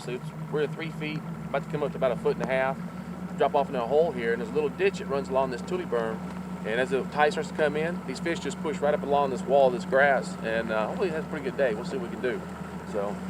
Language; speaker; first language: English; native; English